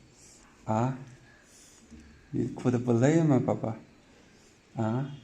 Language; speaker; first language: Chinese; native; Chinese